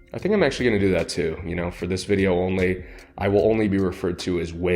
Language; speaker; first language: English; native; English